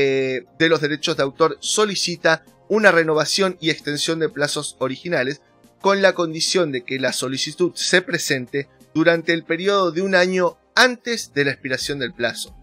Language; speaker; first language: Spanish; native; Spanish